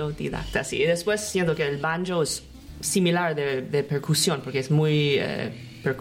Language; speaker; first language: Spanish; non-native, learner; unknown